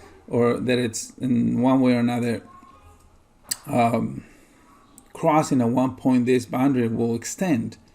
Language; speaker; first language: English; native; English